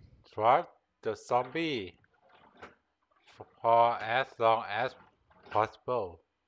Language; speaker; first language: English; non-native, learner; Thai